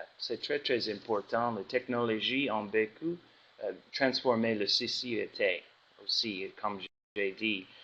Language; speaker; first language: French; non-native, learner; English